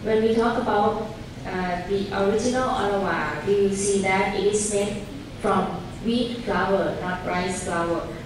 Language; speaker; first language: English; non-native, fluent; Thai